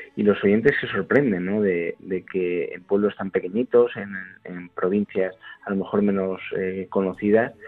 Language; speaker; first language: Spanish; native; Spanish